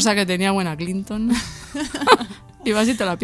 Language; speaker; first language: Spanish; native; Spanish